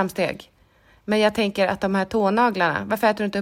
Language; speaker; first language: Swedish; native; Swedish